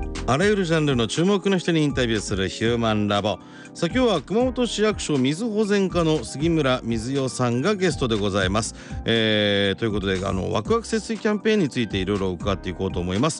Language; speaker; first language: Japanese; native; Japanese